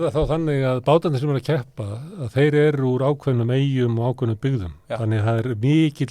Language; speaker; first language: Icelandic; native; Icelandic